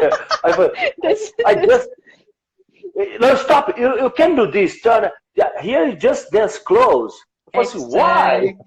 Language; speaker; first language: English; non-native, learner; Portuguese